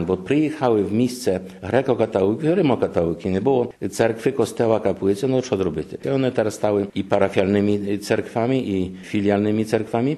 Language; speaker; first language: Ukrainian; non-native, fluent; Polish